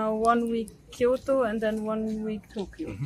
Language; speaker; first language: English; non-native, fluent; German